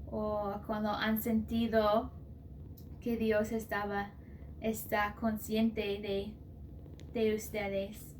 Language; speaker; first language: Spanish; non-native, fluent; English